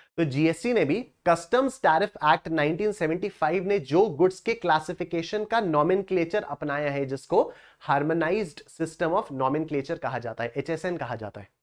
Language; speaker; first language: Hindi; native; Hindi